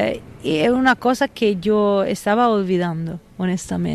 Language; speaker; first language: Spanish; non-native, fluent; Italian